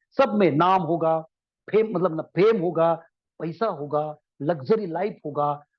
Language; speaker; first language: Hindi; non-native, local second language; Marathi